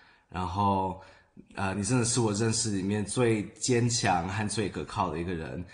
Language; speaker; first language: Chinese; early bilingual, other home language; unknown